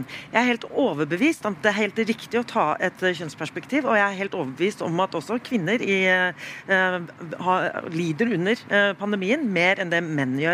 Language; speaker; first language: Norwegian; native; Norwegian